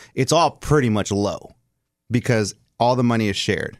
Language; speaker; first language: English; early bilingual, other home language; Spanish